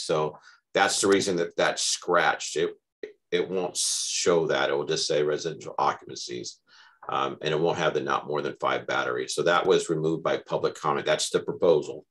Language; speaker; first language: English; native; English